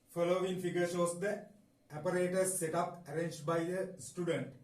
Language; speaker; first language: English; non-native, local second language; Sinhala